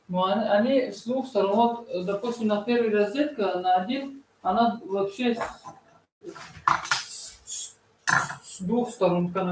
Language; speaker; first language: Russian; non-native, fluent; Tajik